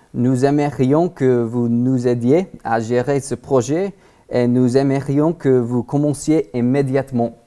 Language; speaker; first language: French; non-native, learner; English